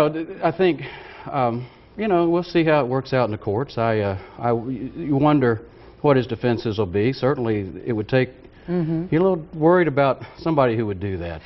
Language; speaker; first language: English; native; English